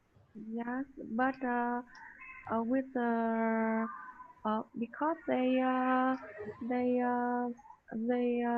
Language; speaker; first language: English; non-native, learner; Vietnamese